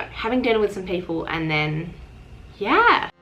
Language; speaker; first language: English; native; English